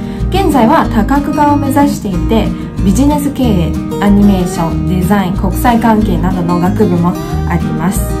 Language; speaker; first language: Japanese; non-native, fluent; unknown